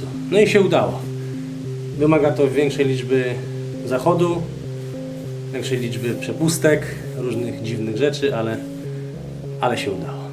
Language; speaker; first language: Polish; native; Polish